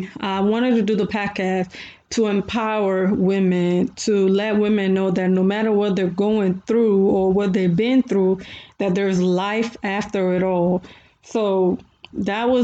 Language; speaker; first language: English; early bilingual, other home language; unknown